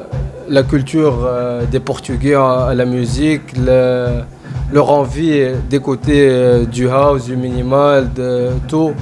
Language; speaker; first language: French; non-native, fluent; Arabic